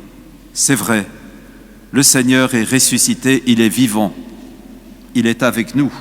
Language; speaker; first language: French; native; French